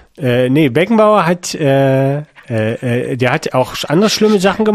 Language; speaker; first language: German; native; German